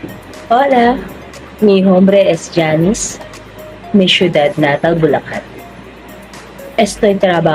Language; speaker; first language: Spanish; non-native, learner; Filipino